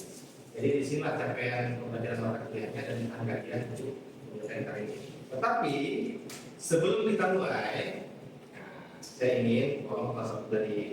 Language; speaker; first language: Indonesian; native; Indonesian